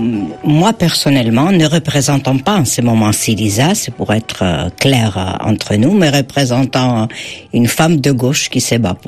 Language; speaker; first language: French; non-native, fluent; Greek